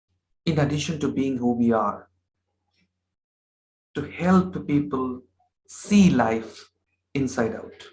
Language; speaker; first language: English; non-native, local second language; Hindi